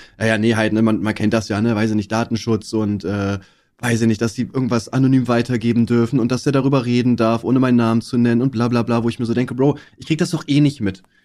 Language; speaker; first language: German; native; German